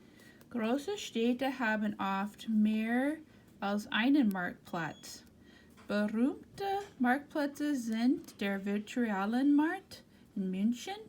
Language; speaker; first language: German; non-native, fluent; English